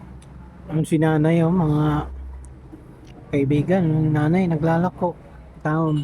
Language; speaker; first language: Filipino; non-native, local second language; Cebuano